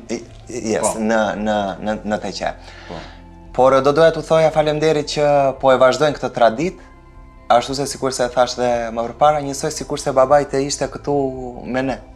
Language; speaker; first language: Albanian; native; Albanian